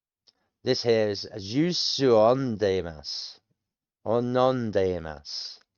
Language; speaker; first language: Japanese; non-native, learner; English